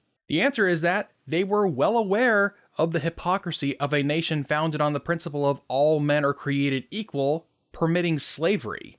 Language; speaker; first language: English; native; English